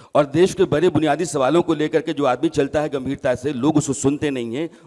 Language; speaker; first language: Hindi; native; Hindi